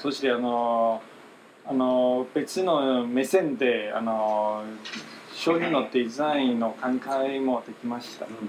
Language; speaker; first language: Japanese; non-native, fluent; Chinese